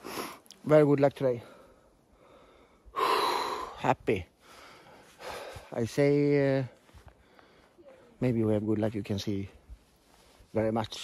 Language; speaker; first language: English; non-native, learner; Swedish